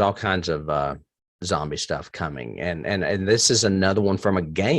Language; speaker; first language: English; native; English